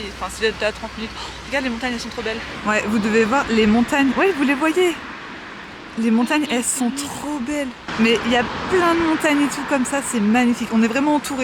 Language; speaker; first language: French; native; French